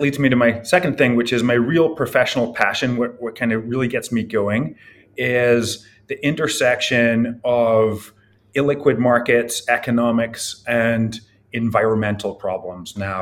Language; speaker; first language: English; native; English